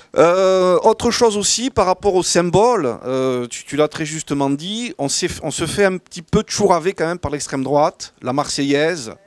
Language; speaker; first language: French; native; French